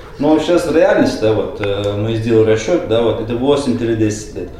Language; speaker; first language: Russian; non-native, learner; Turkish